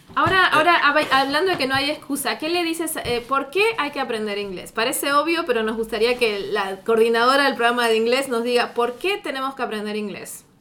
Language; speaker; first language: Spanish; native; Spanish